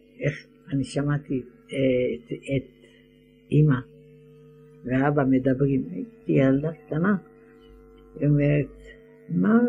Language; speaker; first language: Hebrew; non-native, fluent; Ladino